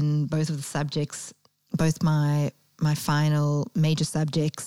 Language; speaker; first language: English; native; English